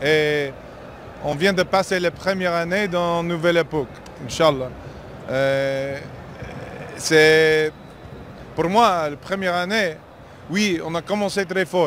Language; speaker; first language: French; non-native, fluent; English